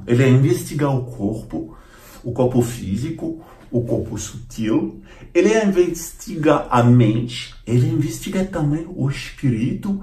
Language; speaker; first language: Portuguese; non-native, fluent; French